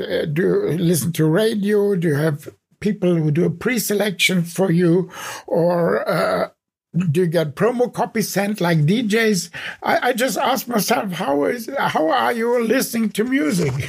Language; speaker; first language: English; non-native, fluent; German